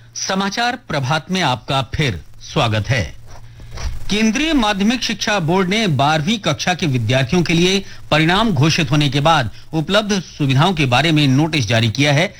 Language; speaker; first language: Hindi; native; Hindi